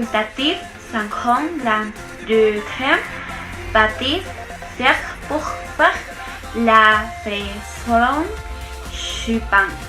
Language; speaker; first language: French; non-native, learner; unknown